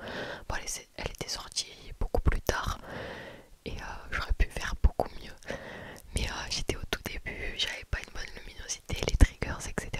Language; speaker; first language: French; native; French